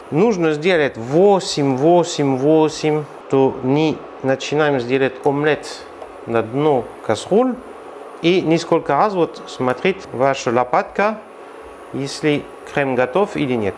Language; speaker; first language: Russian; non-native, learner; French